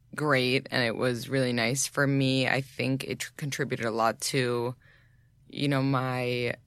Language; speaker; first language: English; native; English